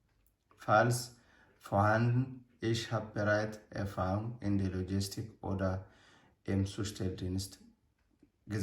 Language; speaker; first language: German; non-native, learner; Amharic